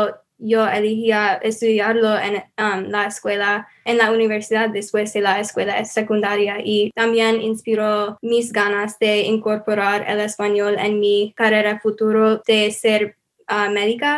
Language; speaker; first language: Spanish; non-native, learner; English